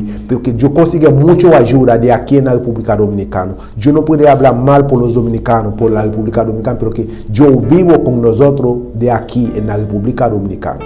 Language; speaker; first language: Spanish; non-native, learner; Haitian Creole